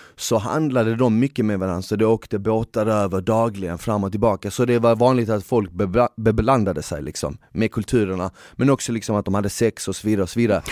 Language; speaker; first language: Swedish; early bilingual, other home language; Bosnian